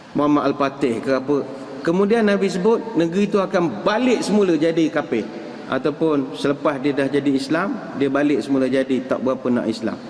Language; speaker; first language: Malay; native; Malay